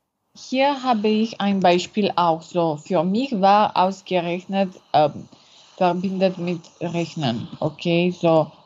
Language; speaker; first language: German; non-native, learner; French